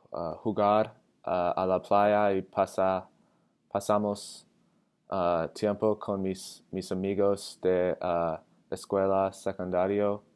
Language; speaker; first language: Spanish; non-native, learner; English